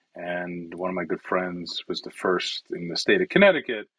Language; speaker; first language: English; early bilingual, other home language; Italian